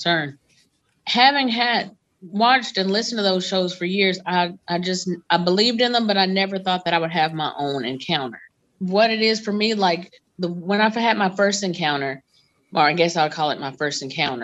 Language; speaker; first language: English; native; English